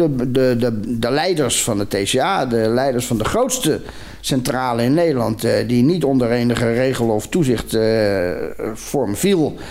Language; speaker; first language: Dutch; native; Dutch